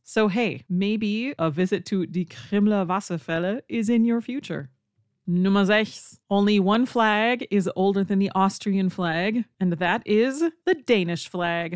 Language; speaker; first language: English; native; English